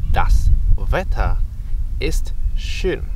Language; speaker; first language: German; non-native, fluent; Indonesian